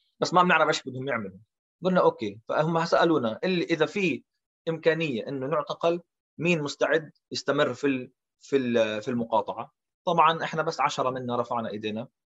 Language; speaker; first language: Arabic; early bilingual, heritage; Arabic